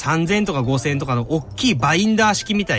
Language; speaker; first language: Japanese; native; Japanese